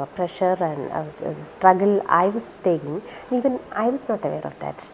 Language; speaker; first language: English; non-native, local second language; Malayalam